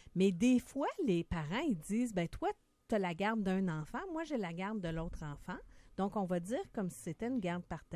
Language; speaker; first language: French; native; French